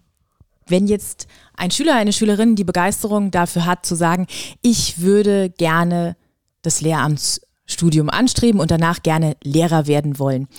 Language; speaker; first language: German; native; German